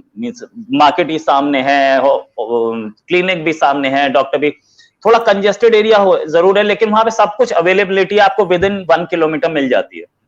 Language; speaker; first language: Hindi; native; Hindi